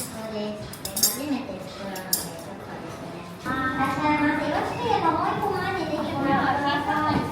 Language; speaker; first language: Japanese; native; Japanese